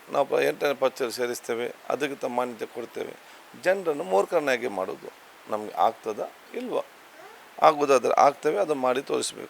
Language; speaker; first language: Kannada; non-native, local second language; Badaga